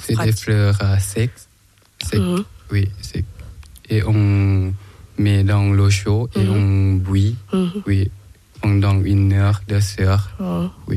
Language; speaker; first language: French; non-native, learner; Thai